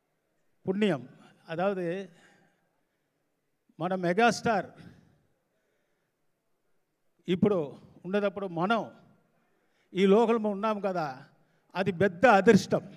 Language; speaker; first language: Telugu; non-native, learner; Tamil